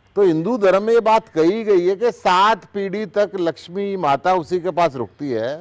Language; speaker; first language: Hindi; native; Hindi